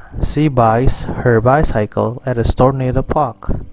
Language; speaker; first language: English; non-native, fluent; Indonesian